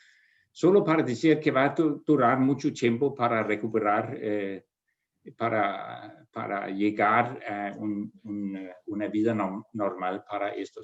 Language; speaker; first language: Spanish; non-native, fluent; Danish